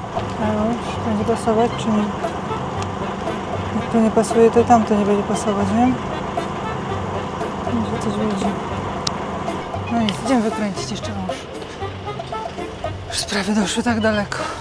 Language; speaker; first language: Polish; native; Polish